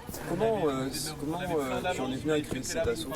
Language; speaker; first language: French; native; French